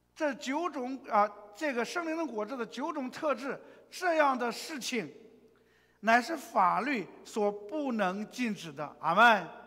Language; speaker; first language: Chinese; native; Chinese